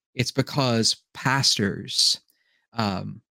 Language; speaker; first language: English; native; English